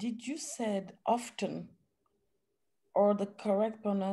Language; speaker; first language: English; non-native, learner; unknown